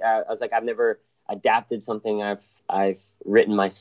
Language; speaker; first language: English; native; English